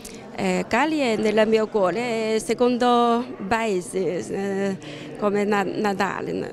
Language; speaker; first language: Italian; non-native, learner; Chinese